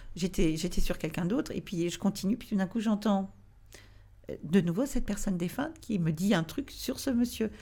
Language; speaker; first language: French; native; French